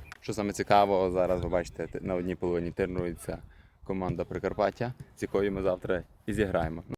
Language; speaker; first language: Ukrainian; native; Ukrainian